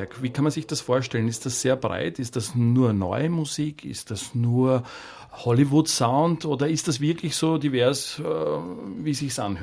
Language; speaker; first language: German; native; German